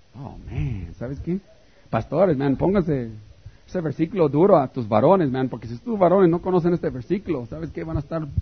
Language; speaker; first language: Spanish; native; Spanish